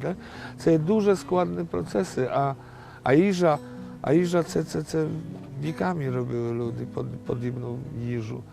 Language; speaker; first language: Polish; non-native, learner; Ukrainian